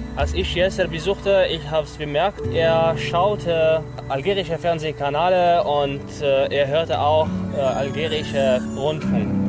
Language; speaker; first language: German; non-native, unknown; Arabic